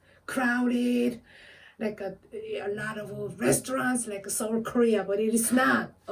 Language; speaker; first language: English; non-native, fluent; Korean